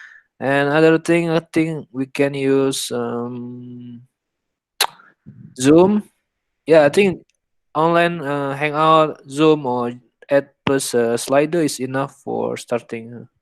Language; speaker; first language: English; non-native, learner; Indonesian